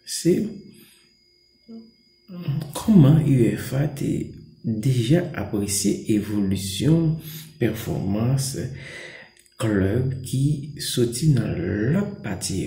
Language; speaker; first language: French; non-native, local second language; Haitian Creole